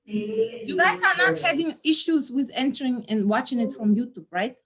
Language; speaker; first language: English; non-native, fluent; Russian